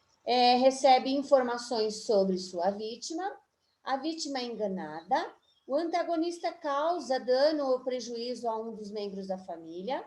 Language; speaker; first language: Portuguese; native; Portuguese